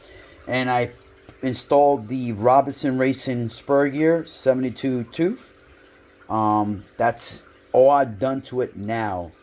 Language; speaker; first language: English; native; English